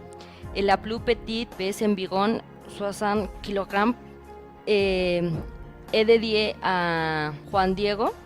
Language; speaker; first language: French; non-native, learner; Spanish